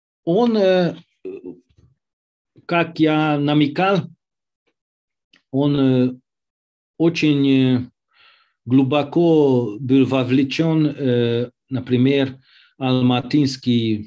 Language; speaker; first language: Russian; non-native, learner; Hungarian